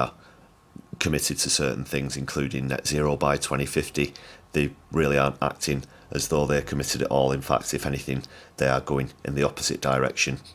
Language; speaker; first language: English; native; English